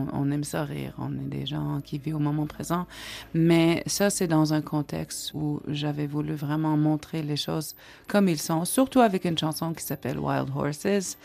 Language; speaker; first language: French; non-native, local second language; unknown